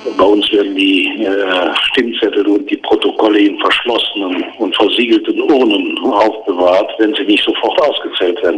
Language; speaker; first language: German; native; German